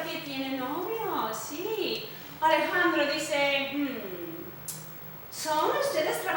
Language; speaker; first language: Spanish; non-native, fluent; English